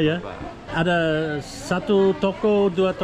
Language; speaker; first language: Indonesian; non-native, learner; English